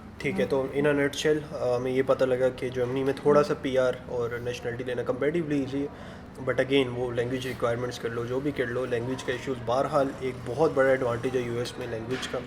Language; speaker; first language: Urdu; native; Urdu